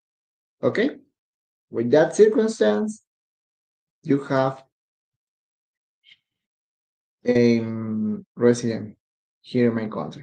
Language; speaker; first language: English; non-native, learner; Spanish